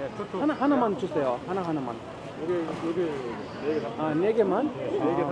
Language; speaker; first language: Korean; non-native, fluent; Bangla